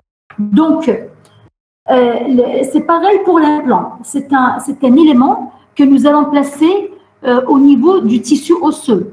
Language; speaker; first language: French; non-native, local second language; Arabic